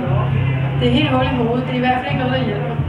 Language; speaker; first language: Danish; native; Danish